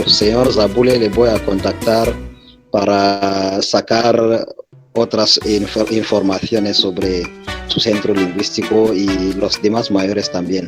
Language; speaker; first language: Spanish; non-native, fluent; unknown